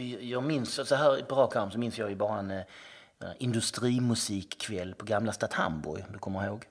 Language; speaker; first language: Swedish; native; Swedish